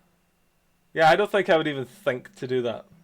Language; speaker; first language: English; native; English